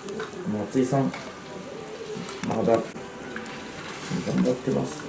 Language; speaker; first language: Japanese; native; Japanese